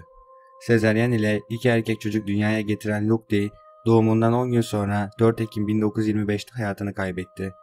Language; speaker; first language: Turkish; native; Turkish